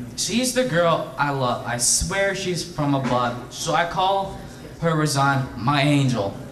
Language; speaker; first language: English; native; English